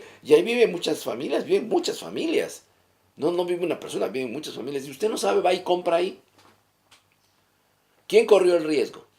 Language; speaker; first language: Spanish; native; Spanish